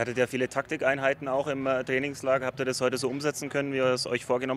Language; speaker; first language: German; native; German